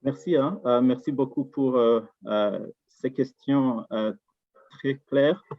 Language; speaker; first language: French; non-native, local second language; Rundi